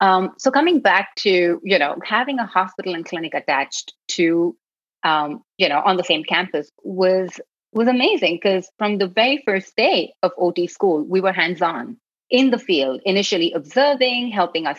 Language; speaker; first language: English; non-native, local second language; Gujarati